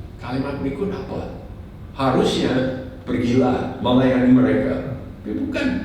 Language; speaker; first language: Indonesian; non-native, fluent; English